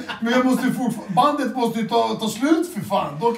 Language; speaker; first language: Swedish; early bilingual, other home language; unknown